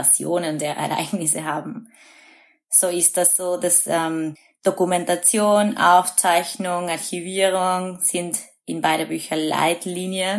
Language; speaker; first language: German; non-native, fluent; Spanish